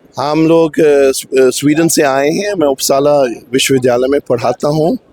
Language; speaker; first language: Hindi; non-native, fluent; Swedish